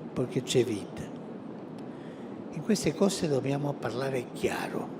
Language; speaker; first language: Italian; non-native, fluent; Spanish